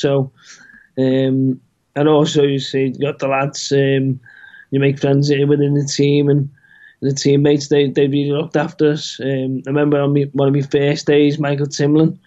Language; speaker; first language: English; native; English